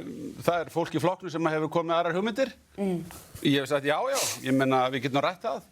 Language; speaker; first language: Icelandic; native; Icelandic